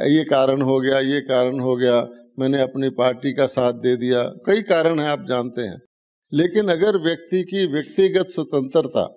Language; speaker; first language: Hindi; native; Hindi